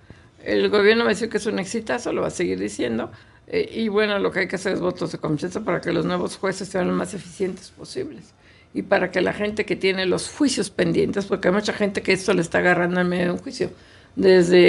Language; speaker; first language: Spanish; native; Spanish